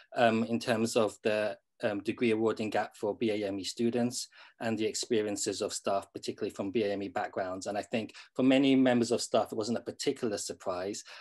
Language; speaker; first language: English; native; English